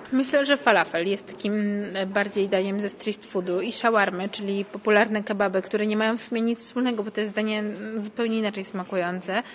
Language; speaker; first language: Polish; native; Polish